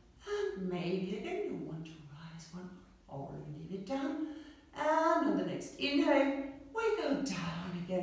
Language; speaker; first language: English; non-native, fluent; German